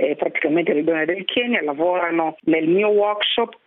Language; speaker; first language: Italian; non-native, fluent; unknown